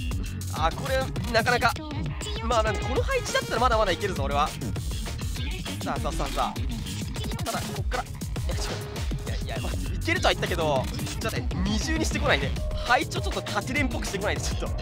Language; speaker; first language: Japanese; native; Japanese